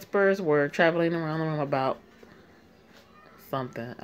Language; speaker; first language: English; native; English